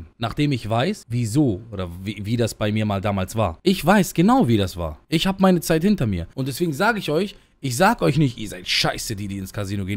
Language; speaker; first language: German; native; German